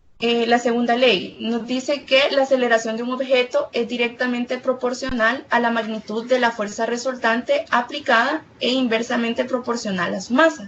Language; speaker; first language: Spanish; native; Spanish